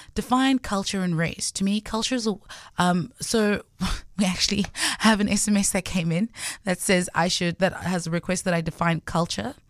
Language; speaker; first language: English; non-native, local second language; Southern Sotho